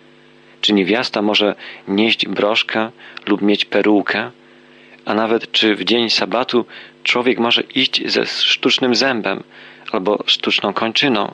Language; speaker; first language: Polish; native; Polish